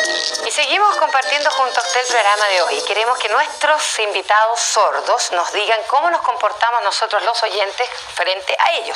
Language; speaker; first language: Spanish; native; Spanish